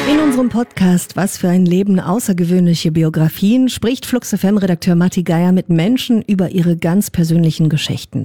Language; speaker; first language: German; native; German